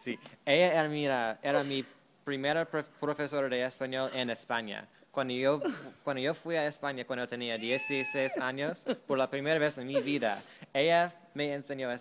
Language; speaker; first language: Spanish; non-native, learner; English